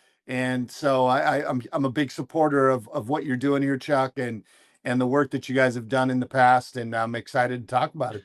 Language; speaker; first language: English; native; English